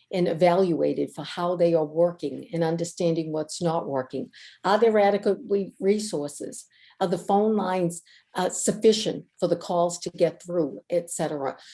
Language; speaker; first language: English; native; English